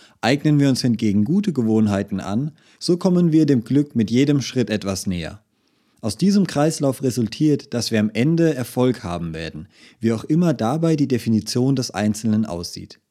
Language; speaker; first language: German; native; German